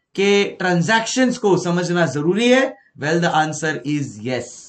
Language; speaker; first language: Hindi; native; Hindi